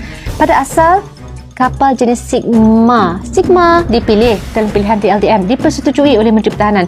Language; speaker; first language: Malay; native; Malay